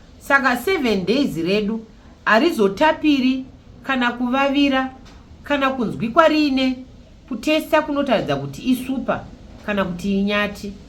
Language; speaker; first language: Shona; native; Shona